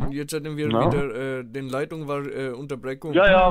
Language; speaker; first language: German; non-native, fluent; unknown